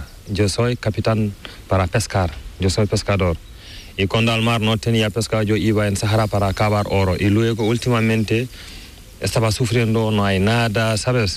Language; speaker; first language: Spanish; non-native, learner; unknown